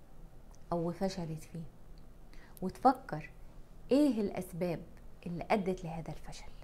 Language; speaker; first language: Arabic; native; Arabic